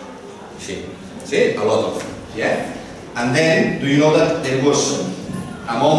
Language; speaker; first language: English; non-native, fluent; Catalan